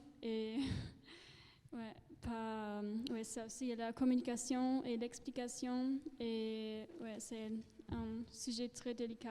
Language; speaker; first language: French; non-native, local second language; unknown